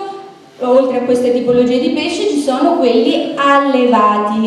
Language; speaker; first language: Italian; native; Italian